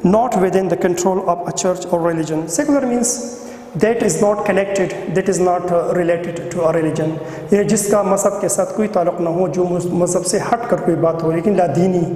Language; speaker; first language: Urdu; non-native, local second language; Pashto